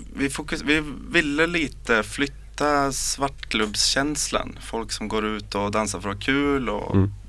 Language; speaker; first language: Swedish; native; Swedish